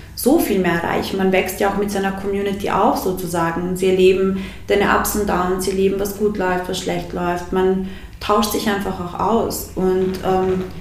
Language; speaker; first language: German; early bilingual, other home language; Bosnian